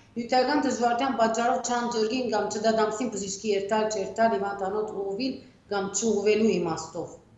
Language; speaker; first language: Armenian; early bilingual, heritage; Armenian